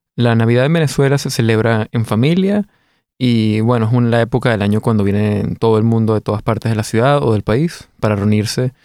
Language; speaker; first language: Spanish; native; Spanish